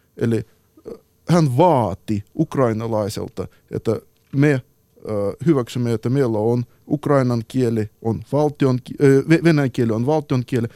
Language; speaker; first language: Finnish; non-native, fluent; Ukrainian